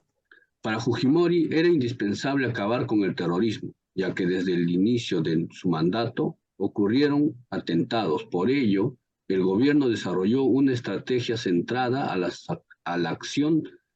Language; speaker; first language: Spanish; native; Spanish